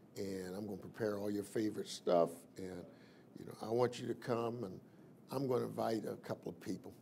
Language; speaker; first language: English; native; English